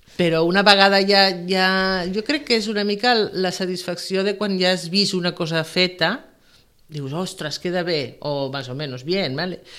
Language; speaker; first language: Catalan; non-native, local second language; Spanish